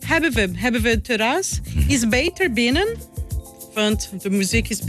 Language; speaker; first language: Dutch; non-native, learner; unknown